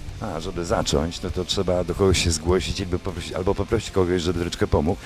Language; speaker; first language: Polish; native; Polish